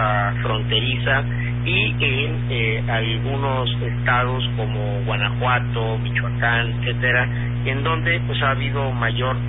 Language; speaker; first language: Spanish; native; Spanish